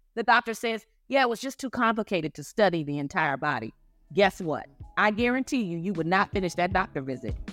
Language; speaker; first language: English; native; English